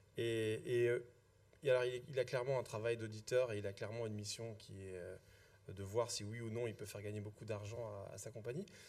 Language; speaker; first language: French; native; French